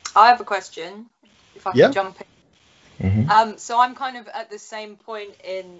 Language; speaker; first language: English; native; English